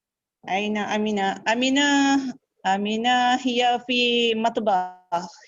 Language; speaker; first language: Arabic; non-native, learner; Malay